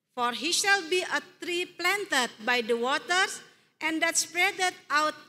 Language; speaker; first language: English; non-native, fluent; Indonesian